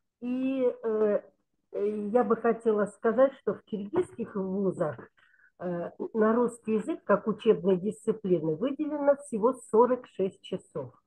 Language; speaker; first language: Russian; non-native, local second language; Kyrgyz